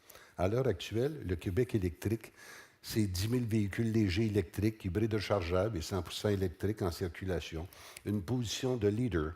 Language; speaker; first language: French; native; French